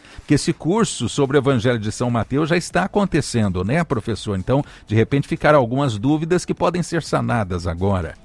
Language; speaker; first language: Portuguese; native; Portuguese